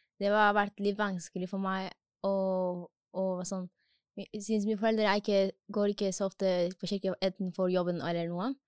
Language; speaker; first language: Norwegian; non-native, learner; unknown